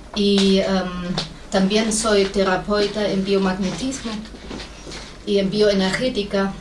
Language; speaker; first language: Spanish; non-native, fluent; German